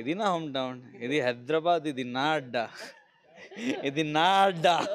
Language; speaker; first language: Telugu; non-native, local second language; Hindi